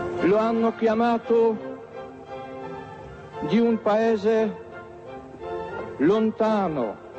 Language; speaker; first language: Italian; non-native, fluent; Polish